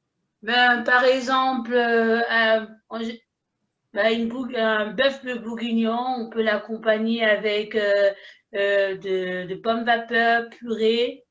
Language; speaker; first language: French; early bilingual, other home language; Haitian Creole